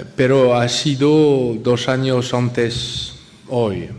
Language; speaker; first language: Spanish; non-native, fluent; French